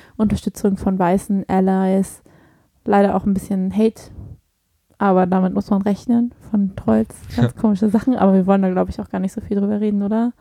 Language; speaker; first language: German; early bilingual, other home language; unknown